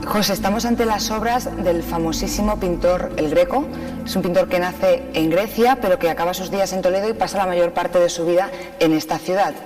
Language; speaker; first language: Spanish; native; Spanish